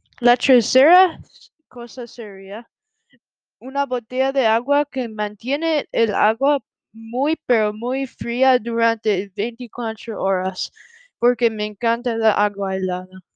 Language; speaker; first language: Spanish; non-native, learner; English